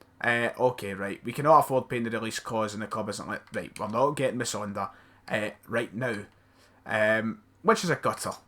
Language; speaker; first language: English; native; English